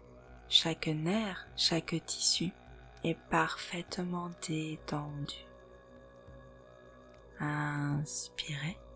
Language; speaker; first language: French; native; French